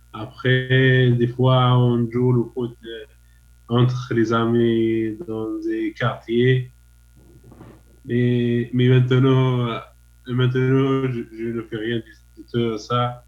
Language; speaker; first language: French; non-native, learner; Arabic